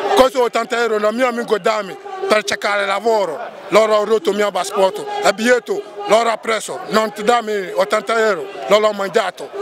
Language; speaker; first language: Italian; non-native, learner; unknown